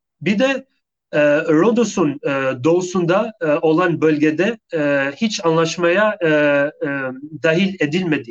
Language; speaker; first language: Turkish; non-native, fluent; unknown